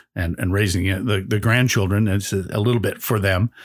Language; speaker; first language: English; native; English